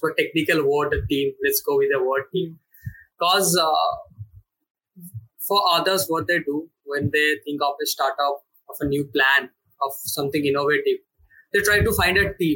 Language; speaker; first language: English; non-native, local second language; Bangla